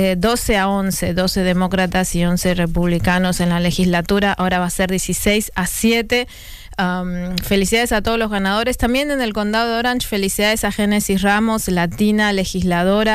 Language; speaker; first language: Spanish; native; Spanish